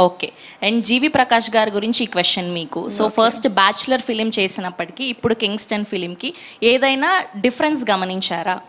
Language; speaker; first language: Telugu; native; Telugu